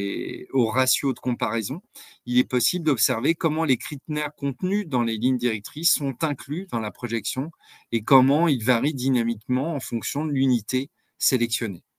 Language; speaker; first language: French; native; French